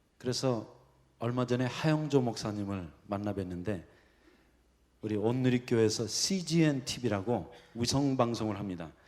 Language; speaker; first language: Korean; early bilingual, heritage; Korean